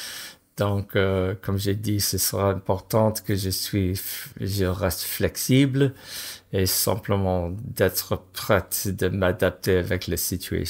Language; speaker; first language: French; non-native, fluent; English